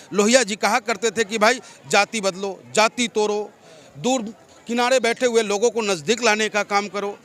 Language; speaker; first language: Hindi; native; Hindi